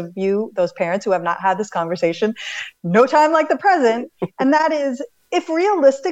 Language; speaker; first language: English; native; English